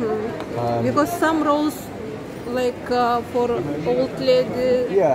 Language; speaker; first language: English; non-native, learner; Russian